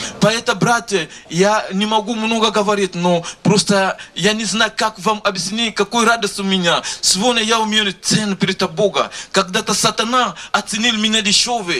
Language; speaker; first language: Russian; non-native, learner; Lingala